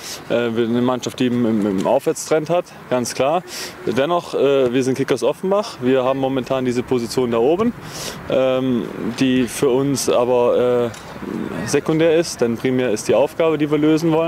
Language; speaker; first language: German; native; German